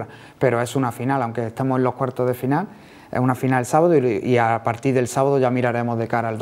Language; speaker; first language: Spanish; native; Spanish